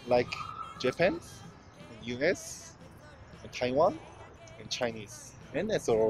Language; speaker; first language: English; non-native, learner; Korean